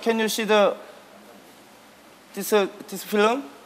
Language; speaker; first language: English; non-native, learner; Korean